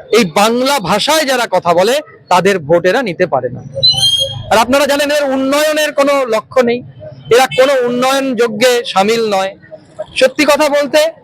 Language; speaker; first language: Bangla; native; Bangla